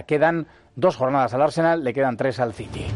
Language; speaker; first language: Spanish; native; Spanish